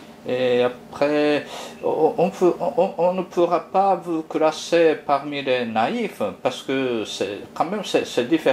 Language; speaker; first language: French; non-native, fluent; Japanese